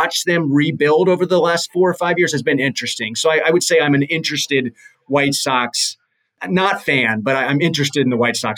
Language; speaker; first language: English; native; English